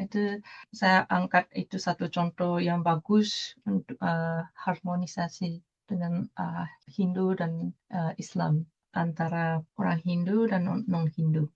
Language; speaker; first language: Indonesian; non-native, fluent; Japanese